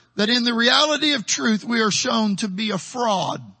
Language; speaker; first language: English; native; English